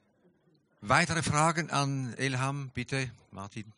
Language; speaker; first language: German; native; German